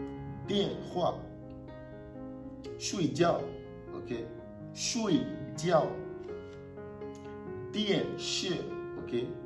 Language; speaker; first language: Chinese; non-native, learner; French